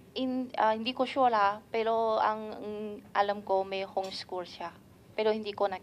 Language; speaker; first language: Filipino; non-native, learner; Chinese